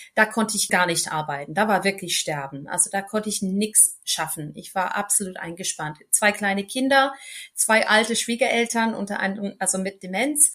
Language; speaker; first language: German; non-native, fluent; English